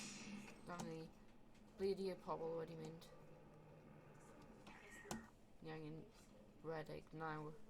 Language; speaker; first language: Welsh; non-native, learner; English